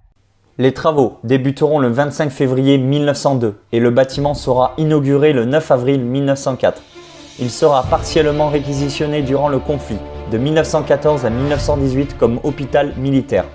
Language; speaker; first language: French; native; French